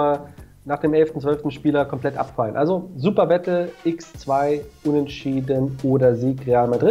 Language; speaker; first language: German; native; German